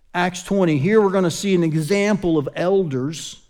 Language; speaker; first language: English; native; English